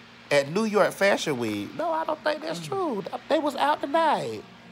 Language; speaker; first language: English; native; English